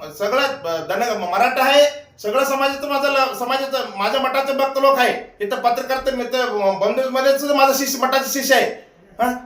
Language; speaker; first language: Marathi; non-native, local second language; Kannada